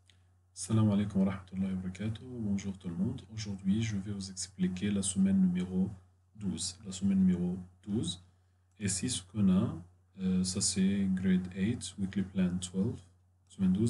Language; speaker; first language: French; non-native, fluent; Arabic